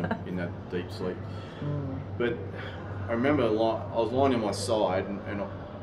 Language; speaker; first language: English; native; English